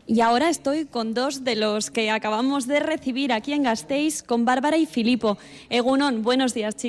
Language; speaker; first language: Spanish; native; Spanish